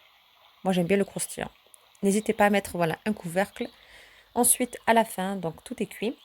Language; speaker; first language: French; early bilingual, other home language; Turkish